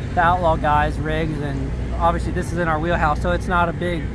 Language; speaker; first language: English; native; English